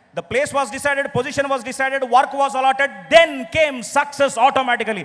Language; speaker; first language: English; non-native, local second language; Telugu